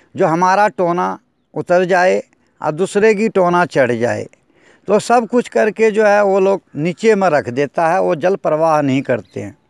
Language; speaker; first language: Hindi; native; Hindi